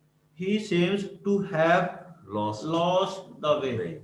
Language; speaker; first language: English; non-native, learner; Urdu